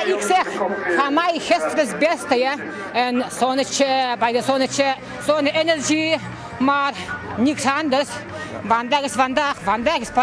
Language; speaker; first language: Dutch; non-native, learner; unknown